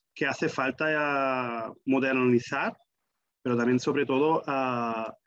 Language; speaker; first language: Spanish; non-native, fluent; German